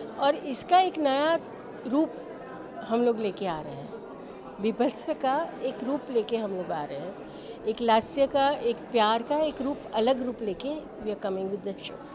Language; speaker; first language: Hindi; non-native, local second language; Gujarati